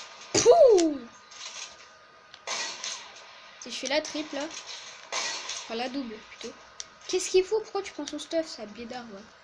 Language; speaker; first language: French; native; French